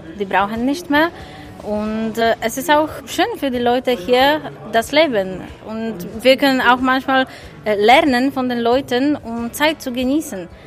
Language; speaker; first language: German; non-native, fluent; Polish